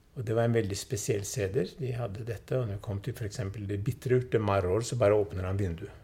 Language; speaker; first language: Norwegian; early bilingual, other home language; Swedish